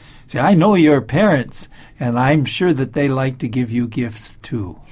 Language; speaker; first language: English; native; English